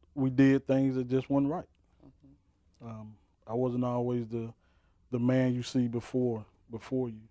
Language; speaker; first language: English; native; English